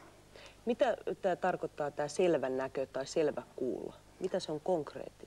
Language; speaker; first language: Finnish; native; Finnish